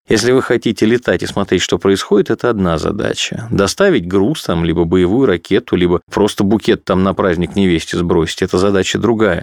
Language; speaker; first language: Russian; native; Russian